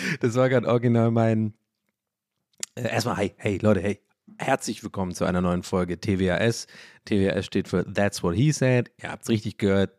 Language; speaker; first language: German; early bilingual, other home language; English